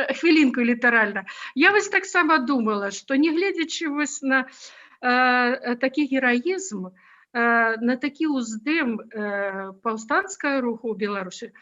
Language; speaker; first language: Belarusian; non-native, local second language; Russian